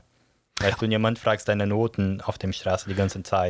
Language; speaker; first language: German; non-native, fluent; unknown